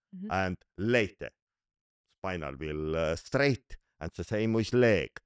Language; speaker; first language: English; non-native, learner; Estonian